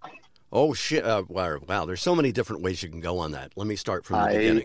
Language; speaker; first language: English; native; English